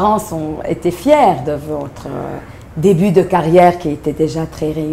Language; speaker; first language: French; non-native, local second language; Arabic